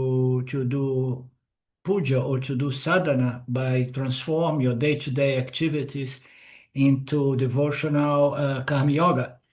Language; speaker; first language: English; non-native, fluent; Portuguese